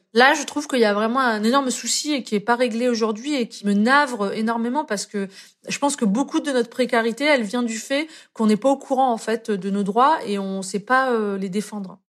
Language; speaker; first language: French; native; French